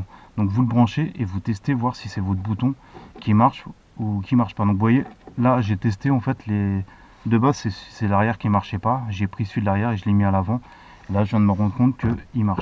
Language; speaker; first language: French; native; French